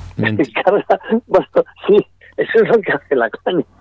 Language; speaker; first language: Spanish; native; Spanish